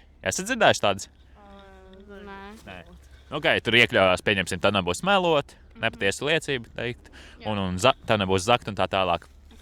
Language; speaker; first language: Latvian; native; Latvian